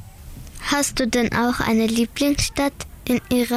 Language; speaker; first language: German; early bilingual, other home language; Persian